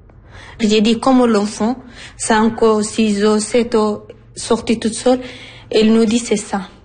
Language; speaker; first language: French; non-native, learner; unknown